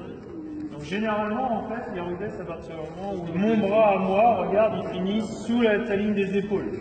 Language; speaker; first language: French; native; French